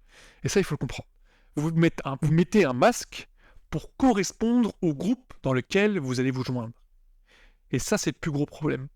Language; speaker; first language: French; native; French